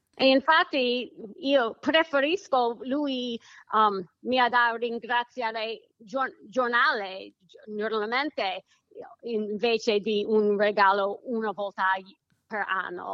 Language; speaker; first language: Italian; non-native, learner; English